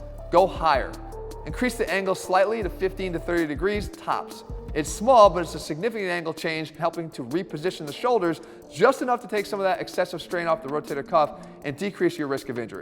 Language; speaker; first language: English; native; English